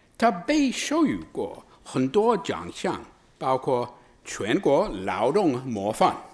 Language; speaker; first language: Chinese; non-native, fluent; English